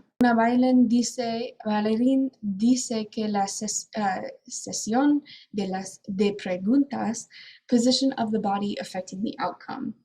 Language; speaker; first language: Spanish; non-native, learner; English